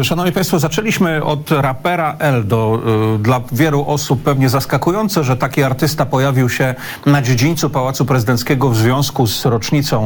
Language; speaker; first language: Polish; native; Polish